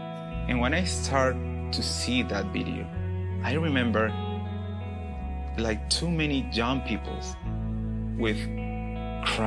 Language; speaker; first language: English; non-native, learner; Spanish